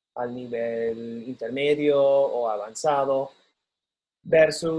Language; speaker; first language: Spanish; non-native, fluent; English